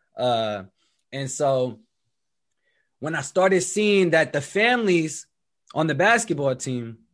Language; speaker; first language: English; native; English